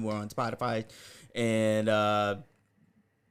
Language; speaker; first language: English; native; English